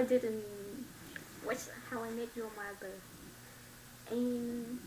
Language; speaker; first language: English; non-native, learner; Vietnamese